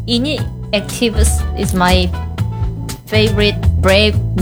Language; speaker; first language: English; non-native, learner; Korean